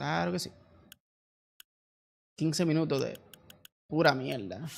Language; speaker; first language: Spanish; native; Spanish